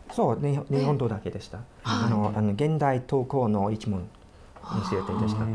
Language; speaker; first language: Japanese; non-native, fluent; English